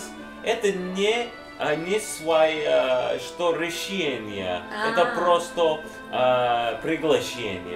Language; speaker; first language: Russian; non-native, learner; English